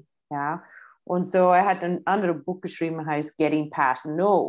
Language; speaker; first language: German; non-native, fluent; English